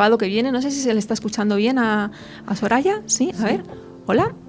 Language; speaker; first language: Spanish; native; Spanish